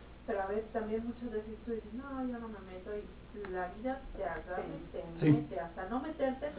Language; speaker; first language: Spanish; native; Spanish